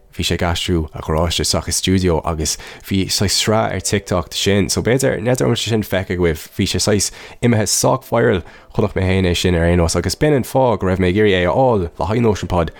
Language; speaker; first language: Irish; non-native, local second language; English